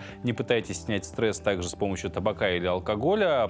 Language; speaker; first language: Russian; native; Russian